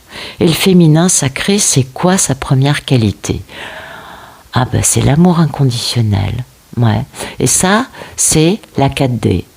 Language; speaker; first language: French; native; French